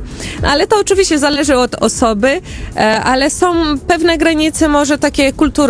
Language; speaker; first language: Polish; non-native, fluent; Portuguese